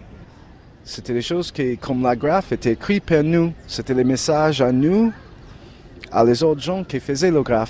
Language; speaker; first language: French; non-native, learner; English